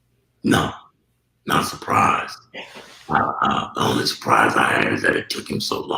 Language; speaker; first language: English; native; English